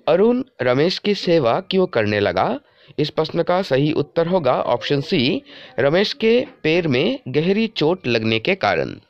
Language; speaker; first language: Hindi; non-native, local second language; Assamese